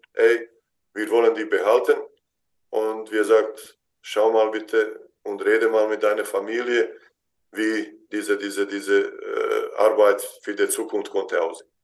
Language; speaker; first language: German; non-native, fluent; Bosnian